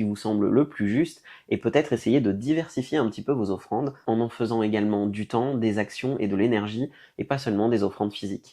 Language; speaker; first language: French; native; French